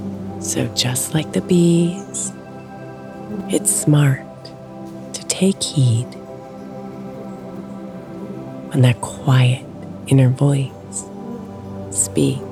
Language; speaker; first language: English; native; English